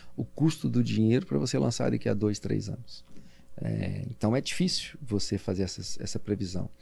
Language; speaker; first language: Portuguese; native; Portuguese